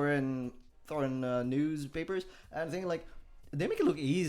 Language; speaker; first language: English; native; English